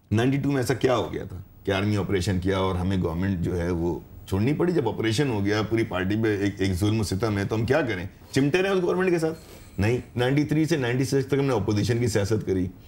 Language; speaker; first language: Urdu; native; Urdu